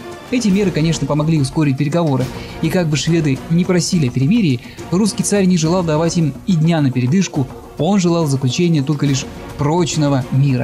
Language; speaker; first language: Russian; native; Russian